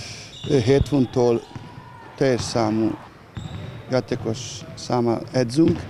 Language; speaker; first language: Hungarian; non-native, learner; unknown